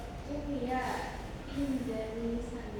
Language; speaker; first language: Japanese; non-native, learner; Indonesian